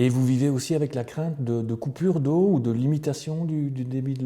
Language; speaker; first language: French; native; French